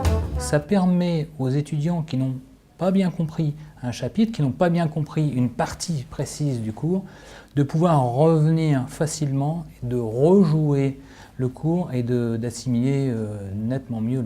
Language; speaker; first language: French; native; French